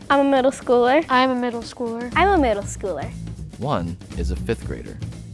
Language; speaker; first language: English; early bilingual, other home language; Bangla